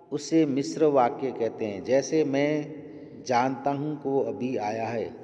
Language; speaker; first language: Hindi; non-native, local second language; Gujarati